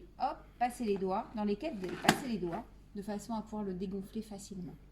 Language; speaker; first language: French; native; French